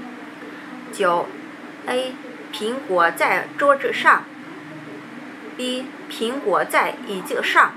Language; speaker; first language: Chinese; non-native, learner; Vietnamese